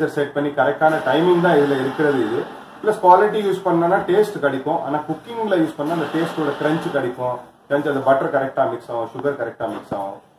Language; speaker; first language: Tamil; non-native, local second language; Kashmiri